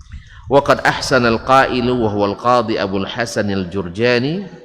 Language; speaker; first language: Arabic; non-native, fluent; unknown